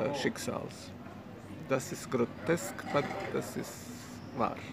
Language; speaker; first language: German; non-native, learner; Bosnian